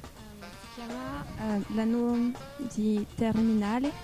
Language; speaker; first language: Italian; non-native, learner; French